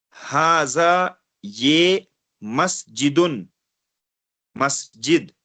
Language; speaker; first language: Urdu; non-native, local second language; Kashmiri